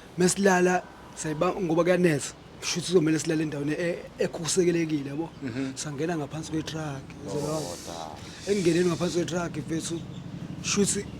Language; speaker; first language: Zulu; non-native, local second language; Xhosa